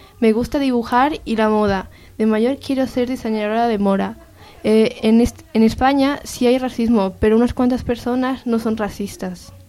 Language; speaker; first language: Spanish; early bilingual, heritage; Spanish